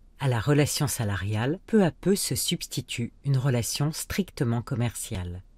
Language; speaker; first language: French; native; French